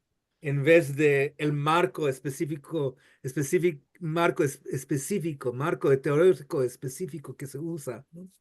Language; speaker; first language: Spanish; non-native, fluent; English